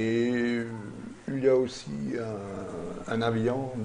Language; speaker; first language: French; non-native, learner; German